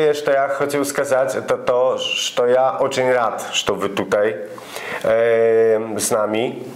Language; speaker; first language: Russian; non-native, learner; Polish